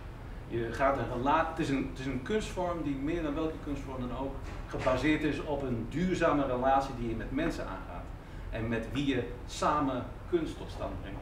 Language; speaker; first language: Dutch; native; Dutch